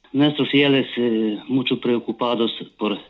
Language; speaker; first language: Spanish; non-native, learner; Ukrainian